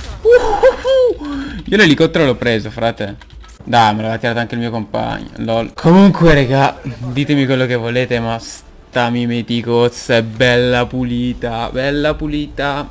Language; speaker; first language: Italian; native; Italian